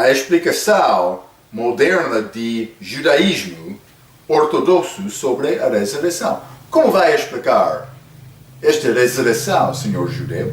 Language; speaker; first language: Portuguese; non-native, fluent; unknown